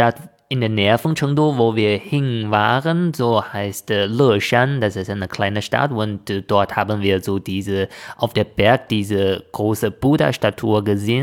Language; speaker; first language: German; non-native, fluent; Chinese